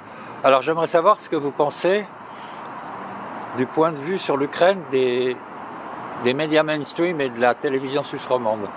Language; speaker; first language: French; native; French